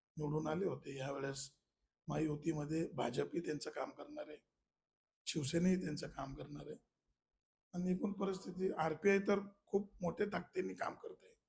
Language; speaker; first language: Marathi; non-native, local second language; Malayalam